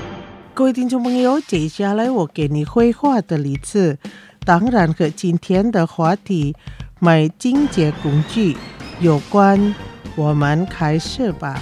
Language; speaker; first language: Chinese; non-native, fluent; Indonesian